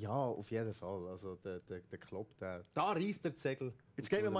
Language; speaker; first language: German; native; German